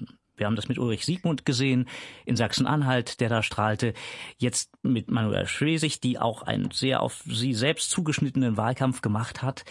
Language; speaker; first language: German; native; German